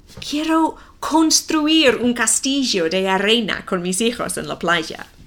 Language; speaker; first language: Spanish; non-native, fluent; English